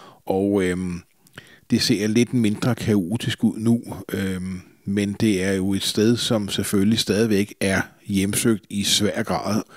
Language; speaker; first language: Danish; native; Danish